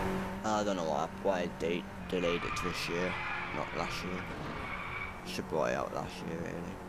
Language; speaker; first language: English; native; English